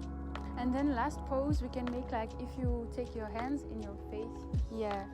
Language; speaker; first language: English; non-native, fluent; French